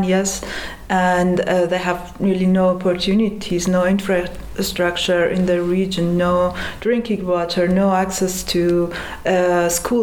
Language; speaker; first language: English; non-native, fluent; Persian